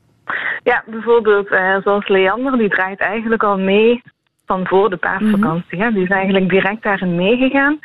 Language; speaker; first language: Dutch; native; Dutch